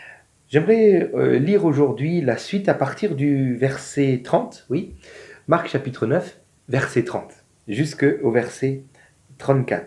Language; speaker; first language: French; native; French